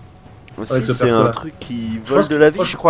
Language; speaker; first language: French; native; French